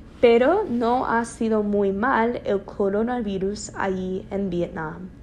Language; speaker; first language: Spanish; non-native, learner; English